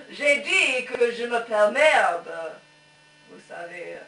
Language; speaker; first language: French; non-native, learner; English